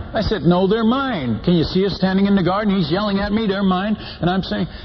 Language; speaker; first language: English; non-native, fluent; Dutch